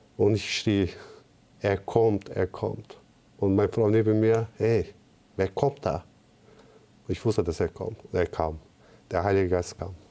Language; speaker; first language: German; non-native, fluent; Turkish